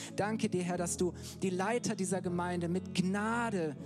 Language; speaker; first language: German; native; German